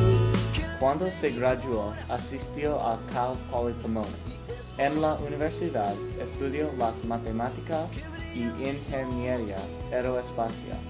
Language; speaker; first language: Spanish; non-native, learner; English